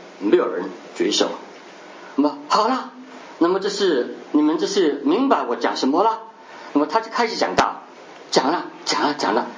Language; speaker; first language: Chinese; non-native, local second language; Cantonese